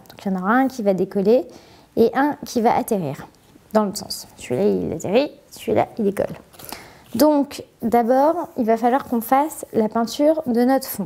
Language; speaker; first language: French; native; French